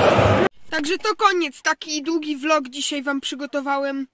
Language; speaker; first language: Polish; native; Polish